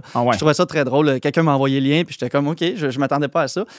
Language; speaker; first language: French; native; French